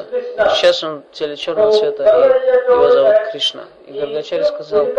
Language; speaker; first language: Russian; non-native, fluent; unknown